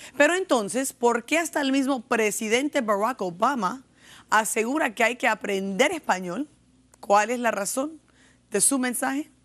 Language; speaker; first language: Spanish; early bilingual, heritage; Spanish